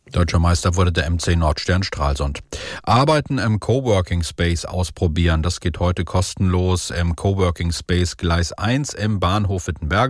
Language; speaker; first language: German; native; German